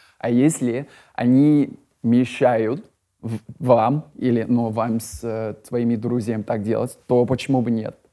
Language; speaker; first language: Russian; non-native, fluent; English